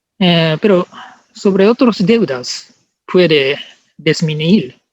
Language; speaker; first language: Spanish; non-native, learner; Japanese